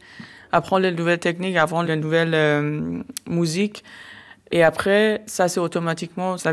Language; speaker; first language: French; non-native, learner; Persian